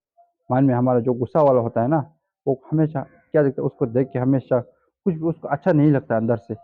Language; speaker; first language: Hindi; non-native, fluent; Tibetan